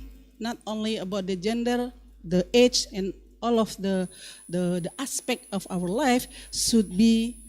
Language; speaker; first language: English; non-native, learner; Indonesian